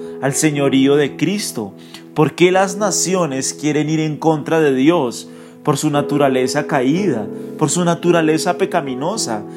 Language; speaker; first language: Spanish; native; Spanish